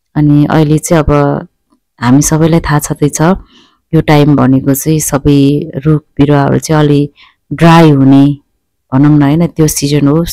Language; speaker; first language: Nepali; non-native, local second language; Eastern Tamang